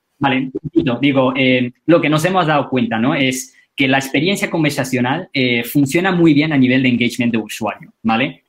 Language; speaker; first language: Spanish; non-native, fluent; Chinese